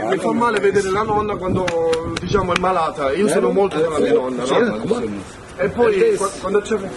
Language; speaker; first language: Italian; early bilingual, heritage; German